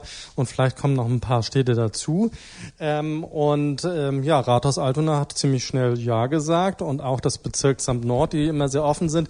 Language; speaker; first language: German; native; German